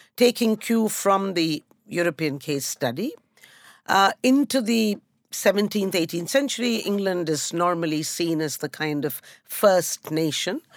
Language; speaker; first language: English; non-native, local second language; Bangla